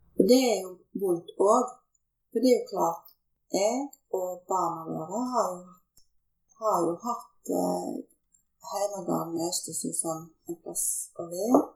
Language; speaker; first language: Norwegian; native; Norwegian